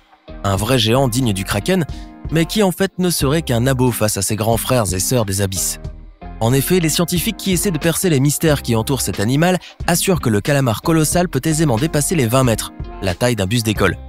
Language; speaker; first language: French; native; French